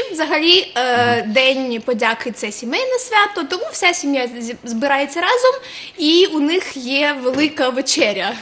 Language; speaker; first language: Ukrainian; native; Ukrainian